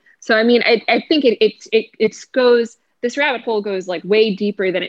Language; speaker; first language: English; native; English